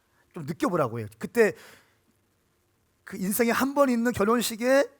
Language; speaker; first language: Korean; native; Korean